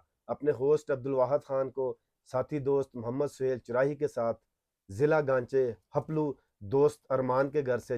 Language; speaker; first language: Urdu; non-native, local second language; Punjabi